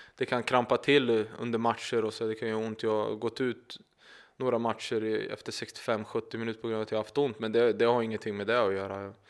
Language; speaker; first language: Swedish; native; Swedish